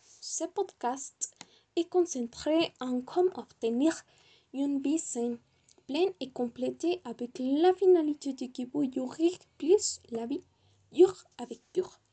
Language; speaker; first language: French; non-native, learner; Spanish